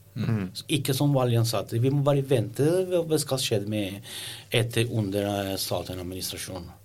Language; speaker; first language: Norwegian; non-native, learner; Italian